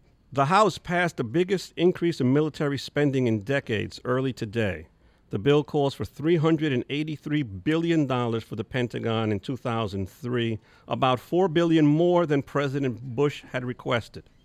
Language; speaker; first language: English; native; English